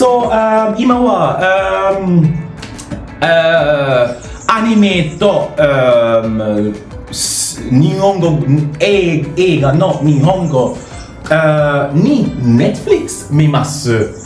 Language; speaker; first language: Japanese; non-native, learner; Jamaican Creole English